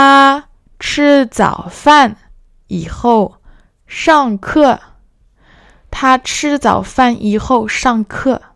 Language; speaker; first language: Chinese; non-native, fluent; French